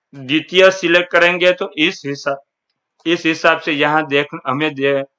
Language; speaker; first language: Hindi; non-native, local second language; Gujarati